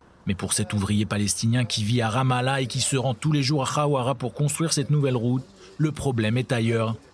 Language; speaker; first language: French; native; French